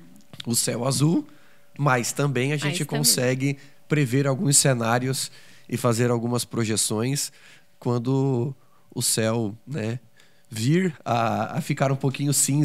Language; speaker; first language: Portuguese; native; Portuguese